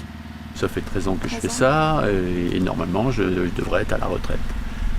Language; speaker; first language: French; native; French